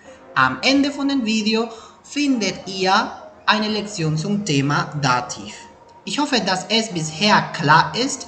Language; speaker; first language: German; non-native, fluent; Spanish